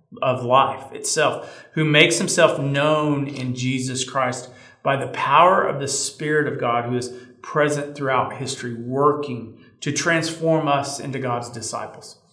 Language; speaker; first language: English; native; English